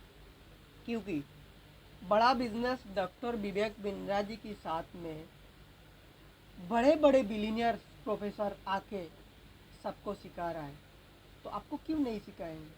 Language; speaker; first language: Hindi; non-native, local second language; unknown